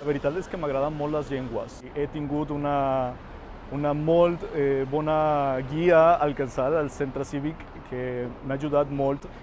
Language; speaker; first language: Catalan; non-native, fluent; Spanish